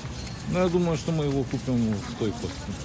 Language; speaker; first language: Russian; native; Russian